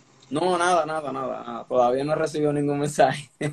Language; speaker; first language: Spanish; native; Spanish